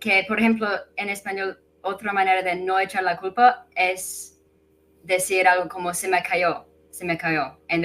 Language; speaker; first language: Spanish; non-native, fluent; English